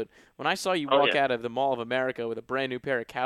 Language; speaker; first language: English; native; English